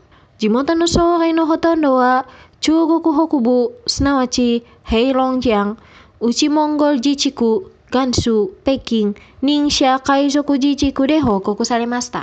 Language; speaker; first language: Japanese; non-native, fluent; Indonesian